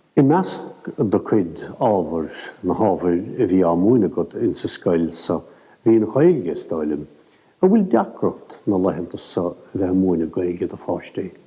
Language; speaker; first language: Irish; native; Irish